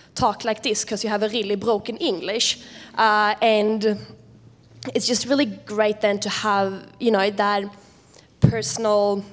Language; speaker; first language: English; non-native, fluent; Swedish